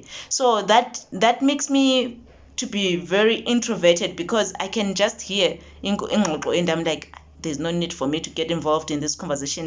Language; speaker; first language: English; non-native, local second language; Zulu